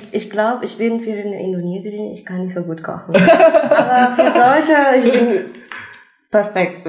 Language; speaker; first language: German; non-native, fluent; Indonesian